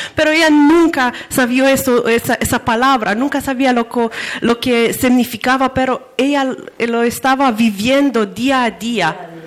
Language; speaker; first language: Spanish; non-native, fluent; Romanian